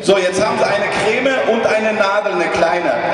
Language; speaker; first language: German; non-native, fluent; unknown